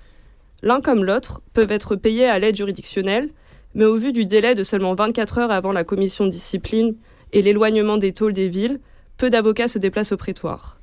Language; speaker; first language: French; native; French